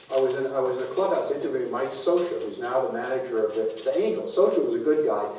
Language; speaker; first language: English; native; English